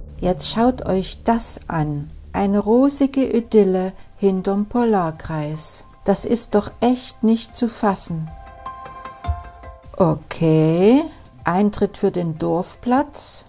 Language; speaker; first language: German; native; German